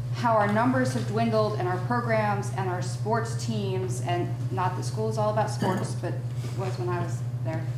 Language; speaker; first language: English; native; English